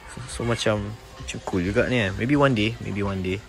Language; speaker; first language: English; non-native, local second language; Malay